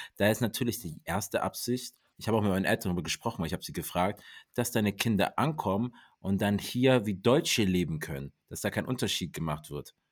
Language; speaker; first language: German; native; German